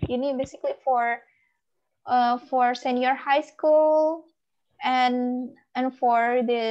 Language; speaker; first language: English; non-native, learner; Indonesian